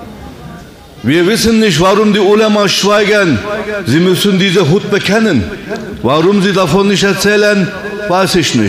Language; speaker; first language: German; non-native, fluent; Turkish